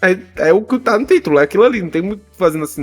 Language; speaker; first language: Portuguese; native; Portuguese